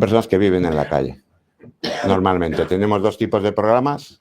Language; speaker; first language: Spanish; native; Spanish